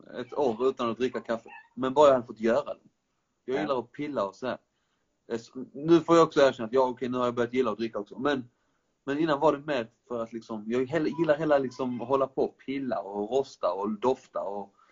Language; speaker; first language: Swedish; early bilingual, other home language; Persian